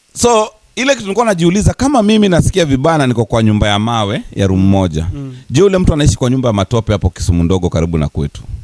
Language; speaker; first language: Swahili; native; Swahili